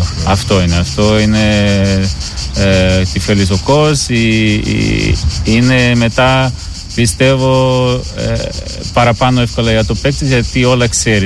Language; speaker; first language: Greek; non-native, learner; Portuguese